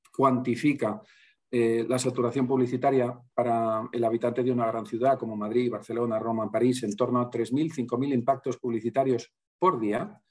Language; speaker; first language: Spanish; native; Spanish